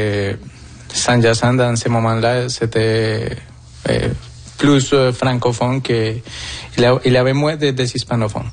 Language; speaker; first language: French; non-native, fluent; Spanish